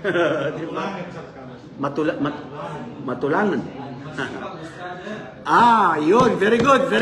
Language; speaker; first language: Filipino; non-native, local second language; Maranao